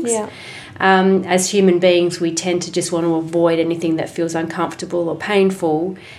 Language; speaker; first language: English; native; English